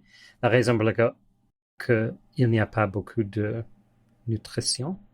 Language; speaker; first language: French; non-native, learner; English